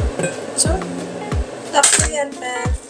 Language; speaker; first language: Swedish; non-native, learner; Filipino